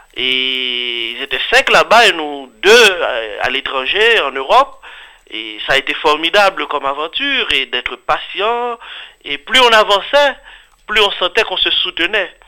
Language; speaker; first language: French; non-native, local second language; Haitian Creole